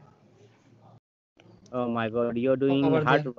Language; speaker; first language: English; non-native, learner; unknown